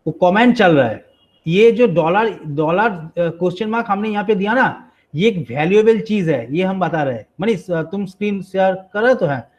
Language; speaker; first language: Hindi; non-native, local second language; Bangla